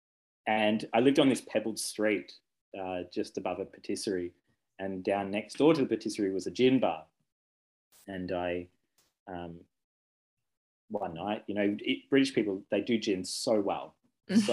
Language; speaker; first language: English; native; English